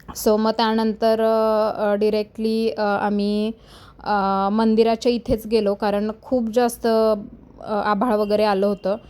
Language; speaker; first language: Marathi; native; Marathi